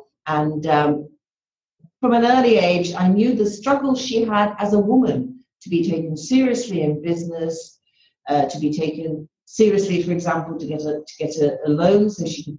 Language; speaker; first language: English; native; English